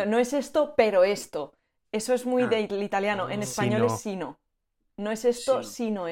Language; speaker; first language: Spanish; native; Spanish